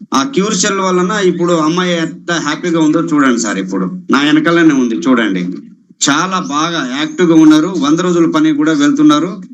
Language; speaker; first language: Telugu; non-native, local second language; Lambadi